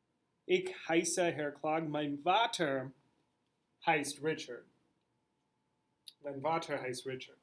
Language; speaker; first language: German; non-native, fluent; English